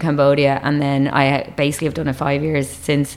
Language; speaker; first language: English; native; English